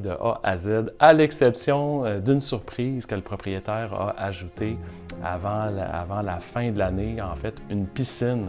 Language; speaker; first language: French; native; French